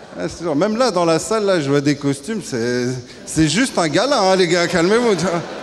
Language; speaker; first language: French; native; French